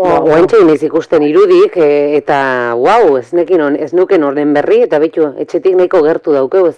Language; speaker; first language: Basque; native; Basque